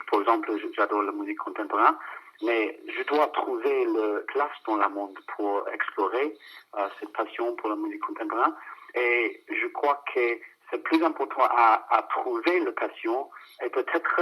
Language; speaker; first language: French; non-native, fluent; English